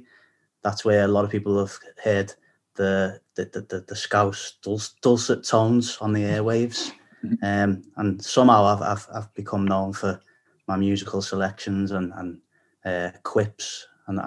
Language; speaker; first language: English; native; English